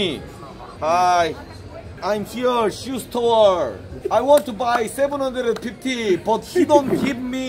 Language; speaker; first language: English; non-native, learner; Korean